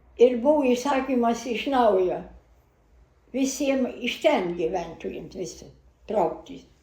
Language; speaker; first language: Lithuanian; non-native, local second language; German